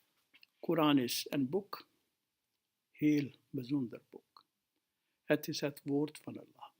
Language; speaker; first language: Dutch; non-native, fluent; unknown